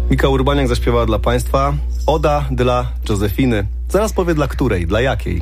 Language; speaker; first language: Polish; native; Polish